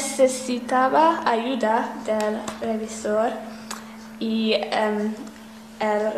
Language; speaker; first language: Spanish; non-native, learner; English